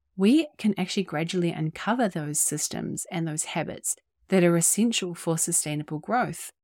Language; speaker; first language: English; native; English